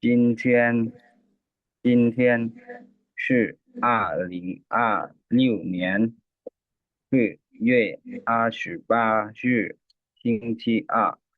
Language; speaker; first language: Chinese; non-native, learner; Lao